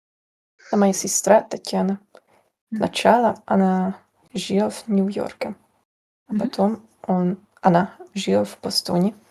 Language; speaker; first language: Russian; non-native, learner; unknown